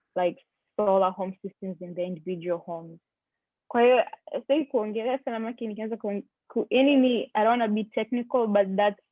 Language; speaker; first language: English; non-native, local second language; Swahili